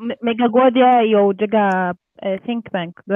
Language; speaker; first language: Chinese; non-native, learner; Arabic